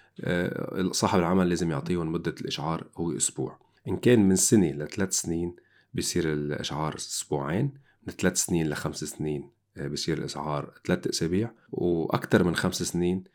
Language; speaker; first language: Arabic; native; Arabic